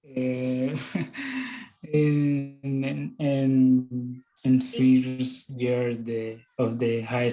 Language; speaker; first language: English; non-native, learner; Spanish